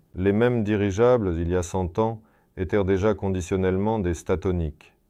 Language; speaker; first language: French; non-native, fluent; Russian